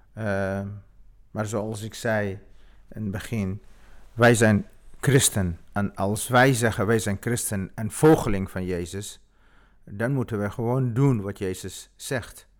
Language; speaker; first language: Dutch; non-native, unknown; Kurdish